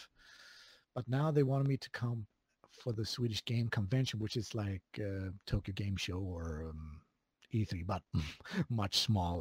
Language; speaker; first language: English; non-native, fluent; Swedish